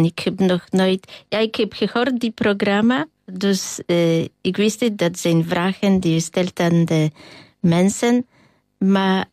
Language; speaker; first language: Dutch; non-native, learner; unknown